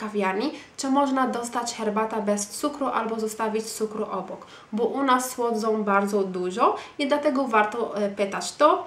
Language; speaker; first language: Polish; non-native, fluent; Arabic